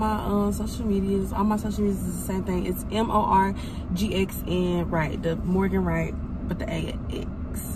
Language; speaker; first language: English; native; English